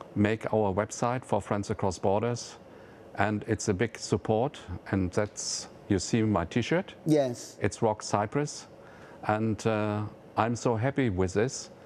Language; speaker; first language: English; non-native, fluent; German